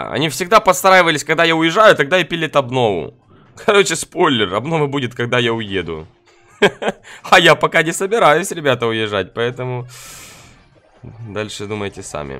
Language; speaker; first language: Russian; native; Russian